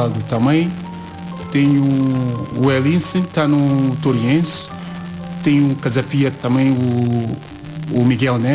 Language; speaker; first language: Portuguese; non-native, learner; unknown